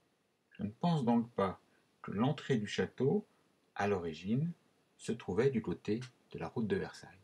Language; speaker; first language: French; native; French